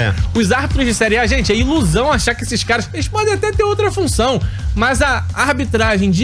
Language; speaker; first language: Portuguese; native; Portuguese